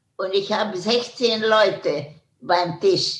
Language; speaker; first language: German; non-native, learner; Hungarian